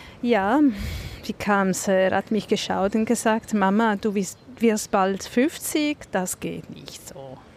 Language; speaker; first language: German; non-native, local second language; Italian